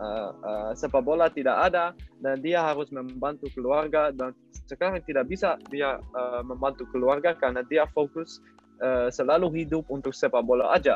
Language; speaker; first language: Indonesian; non-native, learner; Dutch